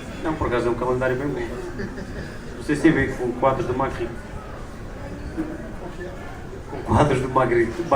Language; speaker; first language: Portuguese; native; Portuguese